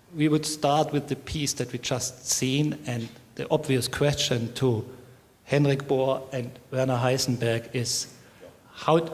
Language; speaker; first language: English; non-native, fluent; German